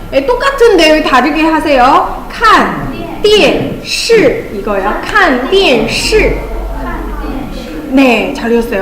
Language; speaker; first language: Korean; non-native, fluent; Chinese